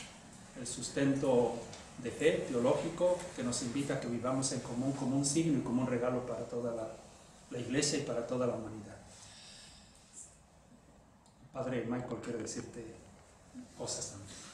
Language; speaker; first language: Spanish; native; Spanish